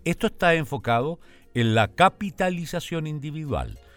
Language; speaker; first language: Spanish; native; Spanish